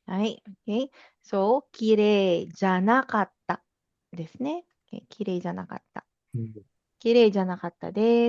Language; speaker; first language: Japanese; non-native, fluent; Filipino